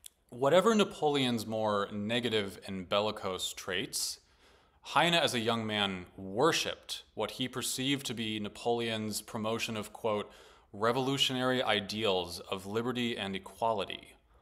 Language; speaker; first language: English; native; English